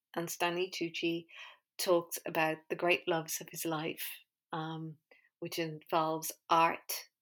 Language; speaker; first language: English; native; English